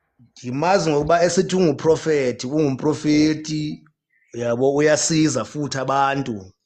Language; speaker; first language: Zulu; non-native, local second language; Xhosa